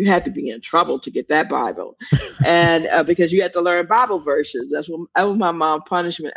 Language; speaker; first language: English; native; English